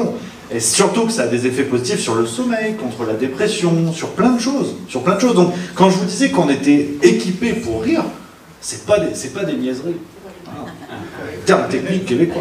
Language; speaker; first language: French; native; French